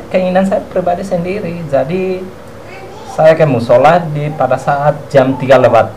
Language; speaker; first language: Indonesian; non-native, fluent; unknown